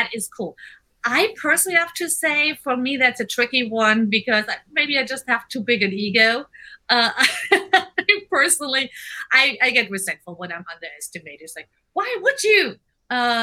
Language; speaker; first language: English; non-native, fluent; German